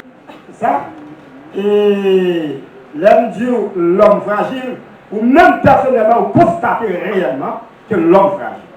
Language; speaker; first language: French; non-native, local second language; Haitian Creole